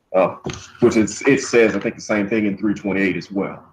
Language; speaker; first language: English; native; English